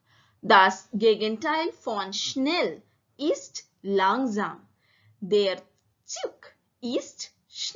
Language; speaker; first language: German; non-native, learner; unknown